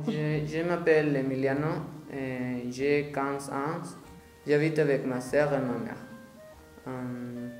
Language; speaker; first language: French; non-native, learner; Spanish